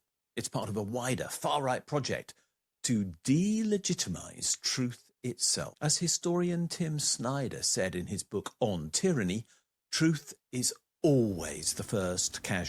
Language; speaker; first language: English; native; English